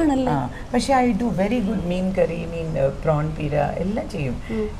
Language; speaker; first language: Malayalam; non-native, local second language; English